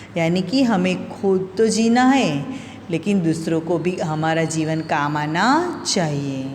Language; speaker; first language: Hindi; non-native, local second language; Gujarati